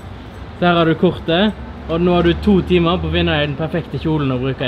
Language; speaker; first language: Norwegian; native; Norwegian